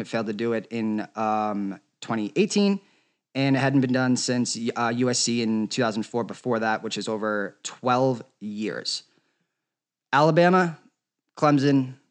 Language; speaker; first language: English; native; English